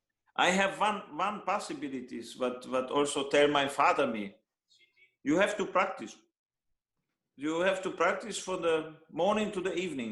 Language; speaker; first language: English; non-native, learner; Hungarian